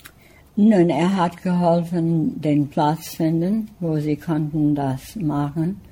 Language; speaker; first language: German; early bilingual, heritage; English